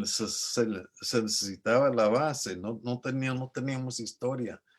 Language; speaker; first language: Spanish; early bilingual, other home language; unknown